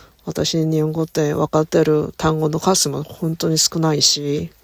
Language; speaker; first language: Japanese; non-native, learner; Korean